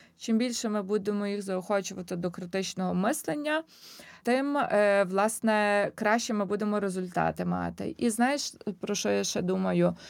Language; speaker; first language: Ukrainian; native; Ukrainian